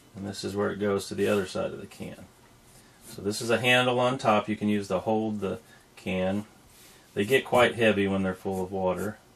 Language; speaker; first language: English; native; English